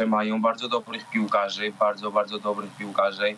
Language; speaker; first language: Polish; non-native, learner; Georgian